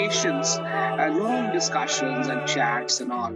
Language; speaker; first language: English; non-native, local second language; Bangla